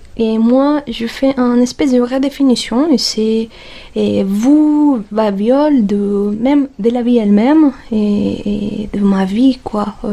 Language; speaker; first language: French; non-native, fluent; Spanish